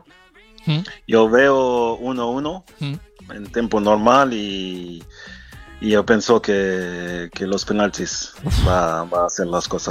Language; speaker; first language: Spanish; non-native, fluent; French